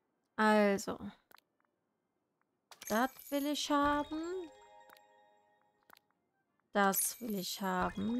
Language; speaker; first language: German; native; German